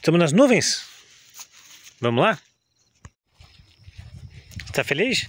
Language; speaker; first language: Portuguese; native; Portuguese